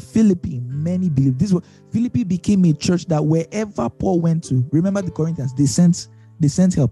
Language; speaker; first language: English; native; English